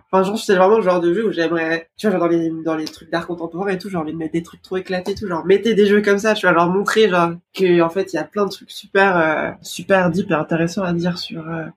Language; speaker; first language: French; native; French